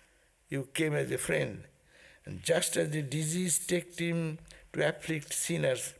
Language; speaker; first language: English; non-native, local second language; Bangla